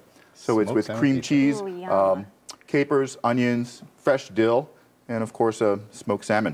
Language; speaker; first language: English; native; English